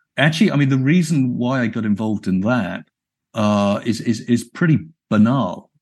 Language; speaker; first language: English; native; English